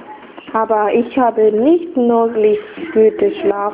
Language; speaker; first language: German; non-native, learner; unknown